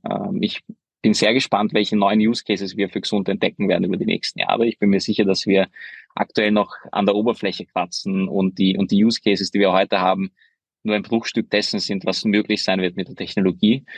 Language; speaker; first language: German; early bilingual, other home language; Hungarian